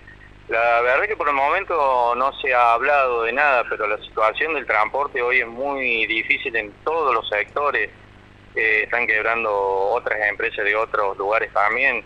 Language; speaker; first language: Spanish; native; Spanish